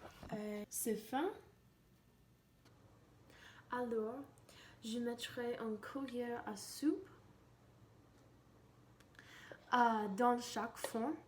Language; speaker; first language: French; non-native, learner; English